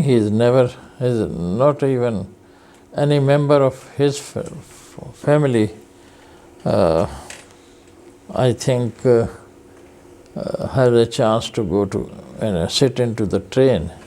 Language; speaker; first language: English; non-native, fluent; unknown